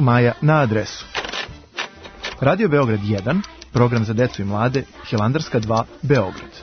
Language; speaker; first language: Serbian; native; Serbian